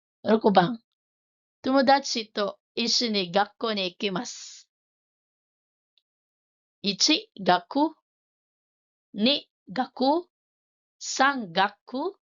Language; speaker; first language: Japanese; non-native, fluent; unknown